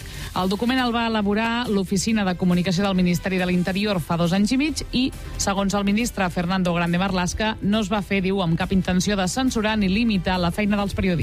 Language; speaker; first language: Catalan; native; Catalan